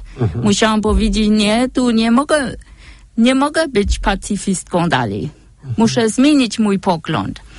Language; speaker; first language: Polish; non-native, fluent; German